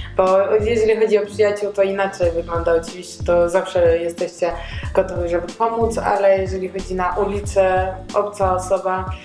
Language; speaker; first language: Polish; non-native, learner; Georgian